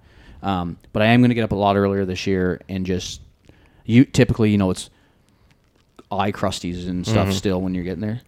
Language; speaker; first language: English; native; English